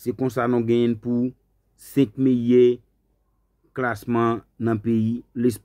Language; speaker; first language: French; non-native, learner; Haitian Creole